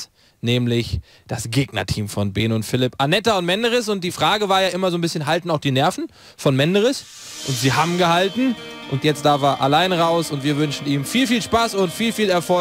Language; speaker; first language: German; native; German